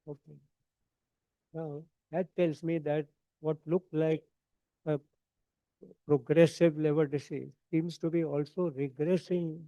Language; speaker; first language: English; non-native, local second language; Marathi